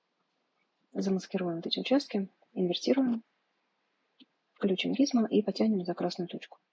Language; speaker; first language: Russian; native; Russian